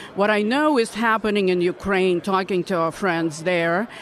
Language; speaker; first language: English; non-native, fluent; Russian